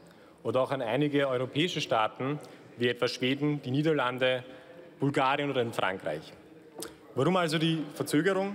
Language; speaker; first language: German; native; German